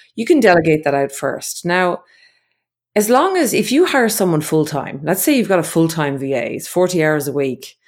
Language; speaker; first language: English; native; English